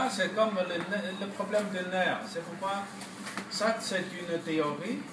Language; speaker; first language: French; non-native, fluent; Chinese